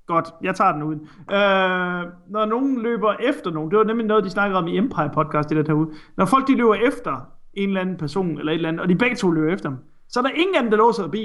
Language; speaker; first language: Danish; native; Danish